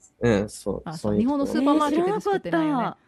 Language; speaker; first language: Japanese; early bilingual, heritage; English